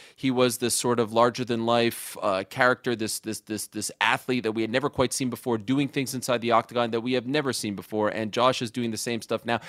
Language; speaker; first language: English; native; English